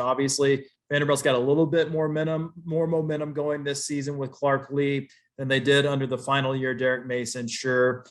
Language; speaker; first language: English; native; English